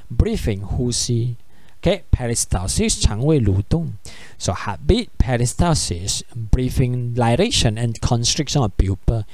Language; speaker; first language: English; non-native, local second language; Chinese